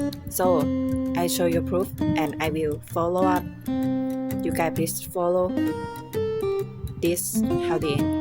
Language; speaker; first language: English; non-native, learner; Thai